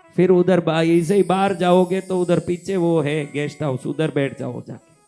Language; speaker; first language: Hindi; native; Hindi